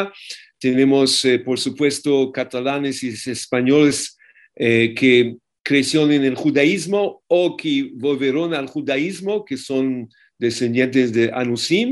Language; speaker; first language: Spanish; non-native, fluent; English